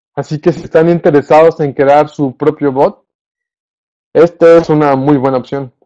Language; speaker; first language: Spanish; native; Spanish